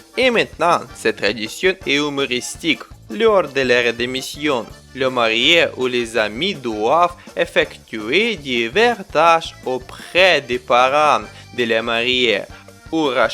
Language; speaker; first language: French; non-native, fluent; Ukrainian